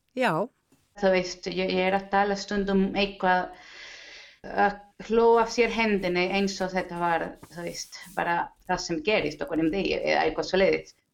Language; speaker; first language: Icelandic; non-native, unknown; Spanish